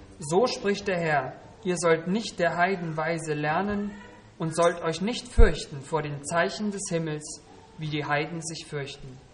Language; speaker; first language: German; native; German